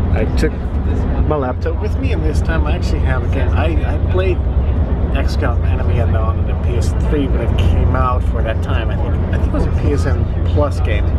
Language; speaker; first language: English; non-native, fluent; Dutch